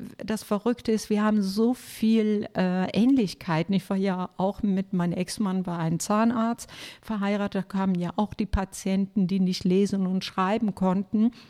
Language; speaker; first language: German; non-native, fluent; Turkish